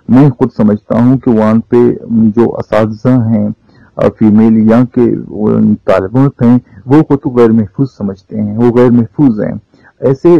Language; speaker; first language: Urdu; non-native, local second language; Baluchi